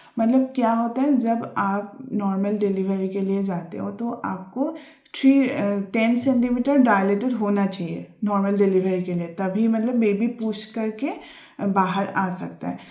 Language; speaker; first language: Hindi; non-native, local second language; Assamese